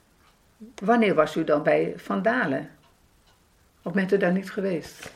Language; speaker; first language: Dutch; native; Dutch